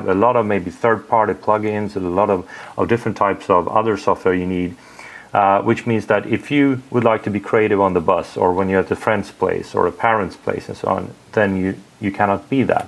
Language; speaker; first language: English; non-native, fluent; Swedish